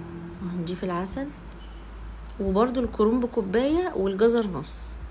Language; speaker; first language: Arabic; native; Arabic